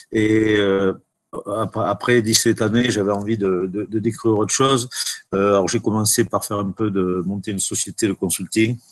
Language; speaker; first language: French; native; French